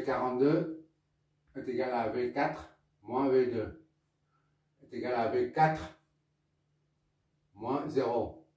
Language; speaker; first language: French; non-native, local second language; Arabic